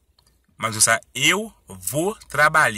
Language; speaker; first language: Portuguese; non-native, learner; Haitian Creole